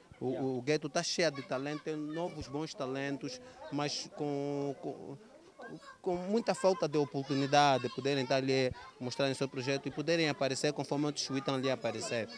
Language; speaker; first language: Portuguese; native; Portuguese